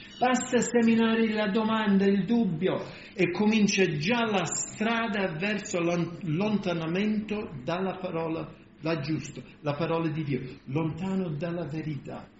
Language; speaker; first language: Italian; non-native, fluent; English